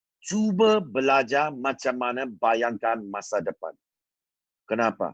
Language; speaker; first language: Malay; non-native, local second language; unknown